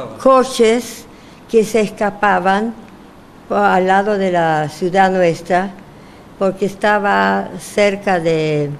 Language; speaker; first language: Spanish; non-native, fluent; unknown